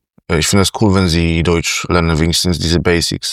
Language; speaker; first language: German; non-native, fluent; Polish